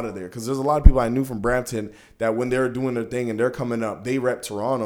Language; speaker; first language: English; native; English